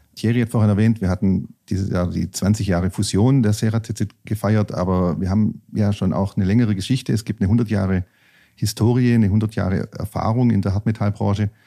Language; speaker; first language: German; native; German